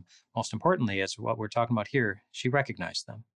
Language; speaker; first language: English; native; English